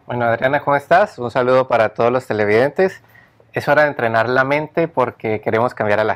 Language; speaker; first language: Spanish; native; Spanish